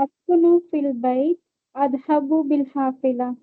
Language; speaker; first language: Arabic; non-native, learner; Tamil